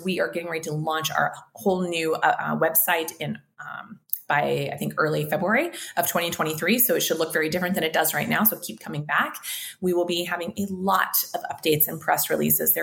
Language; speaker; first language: English; native; English